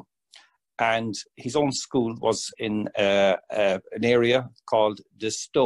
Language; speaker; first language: English; native; English